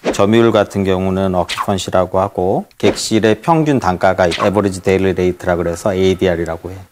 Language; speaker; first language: Korean; native; Korean